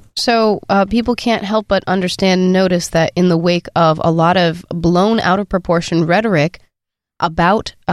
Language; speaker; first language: English; native; English